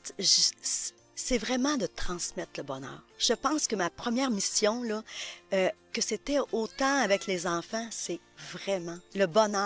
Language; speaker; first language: French; native; French